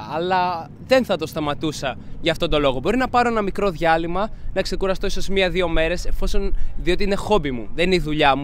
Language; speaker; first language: Greek; native; Greek